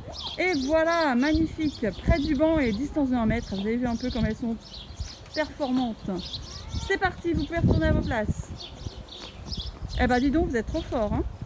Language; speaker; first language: French; native; French